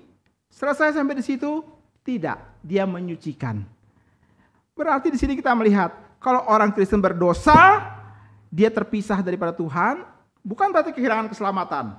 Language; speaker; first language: Indonesian; native; Indonesian